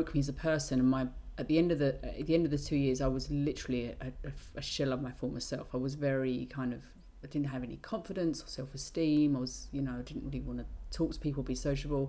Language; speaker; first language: English; native; English